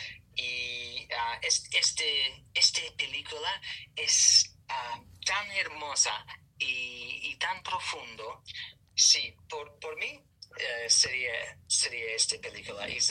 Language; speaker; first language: Spanish; non-native, learner; English